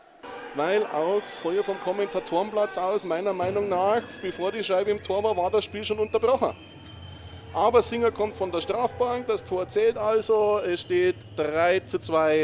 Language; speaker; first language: German; native; German